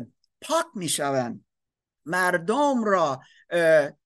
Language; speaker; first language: Persian; non-native, learner; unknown